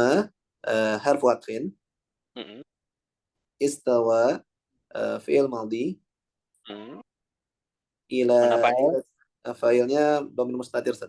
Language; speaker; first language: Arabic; non-native, learner; Indonesian